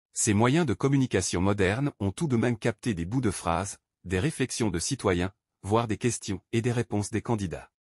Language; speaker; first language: French; non-native, local second language; Arabic